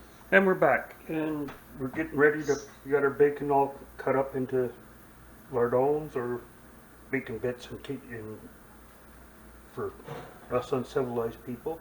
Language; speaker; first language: English; native; English